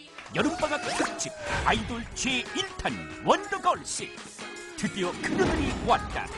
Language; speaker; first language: Korean; native; Korean